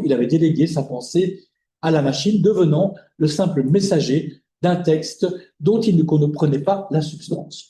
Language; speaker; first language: French; native; French